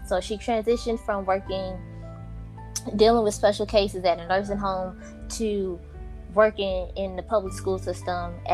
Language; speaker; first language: English; native; English